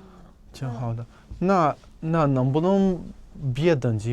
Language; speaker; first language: Chinese; non-native, fluent; Russian